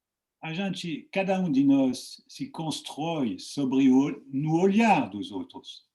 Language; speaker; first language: Portuguese; non-native, fluent; French